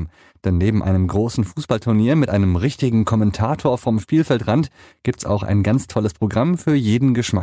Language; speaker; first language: German; native; German